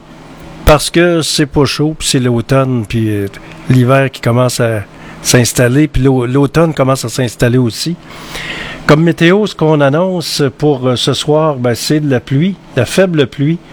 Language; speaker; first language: French; native; French